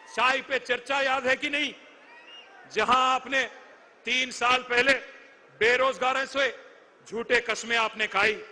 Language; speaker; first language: Hindi; non-native, local second language; Telugu